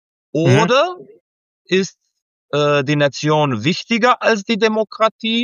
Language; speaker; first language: German; non-native, fluent; Serbian